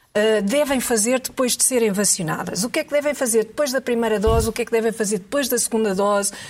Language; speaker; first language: Portuguese; native; Portuguese